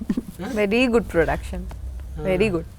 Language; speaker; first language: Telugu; non-native, learner; Bangla